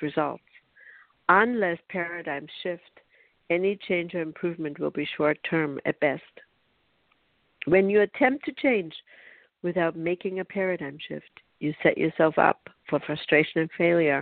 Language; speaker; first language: English; non-native, fluent; German